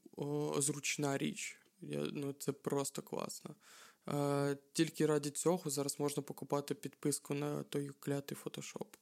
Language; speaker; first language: Ukrainian; non-native, local second language; Russian